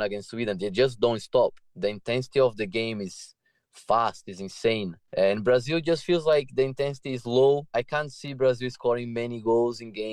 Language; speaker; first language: English; non-native, fluent; Portuguese